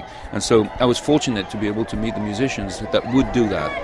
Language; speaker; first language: English; non-native, fluent; French